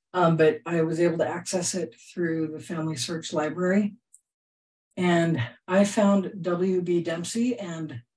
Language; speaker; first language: English; native; English